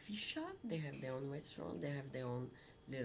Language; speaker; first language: English; non-native, fluent; French